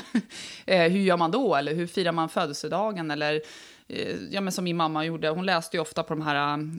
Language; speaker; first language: Swedish; native; Swedish